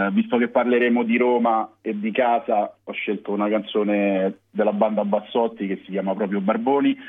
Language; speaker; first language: Italian; native; Italian